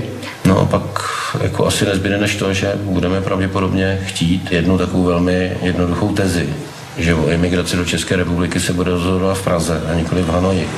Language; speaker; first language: Czech; native; Czech